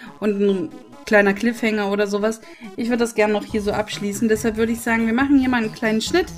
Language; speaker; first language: German; native; German